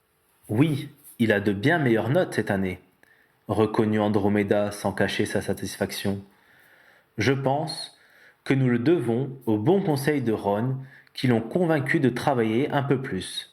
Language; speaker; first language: French; native; French